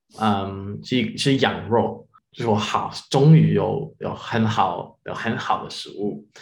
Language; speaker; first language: Chinese; non-native, learner; English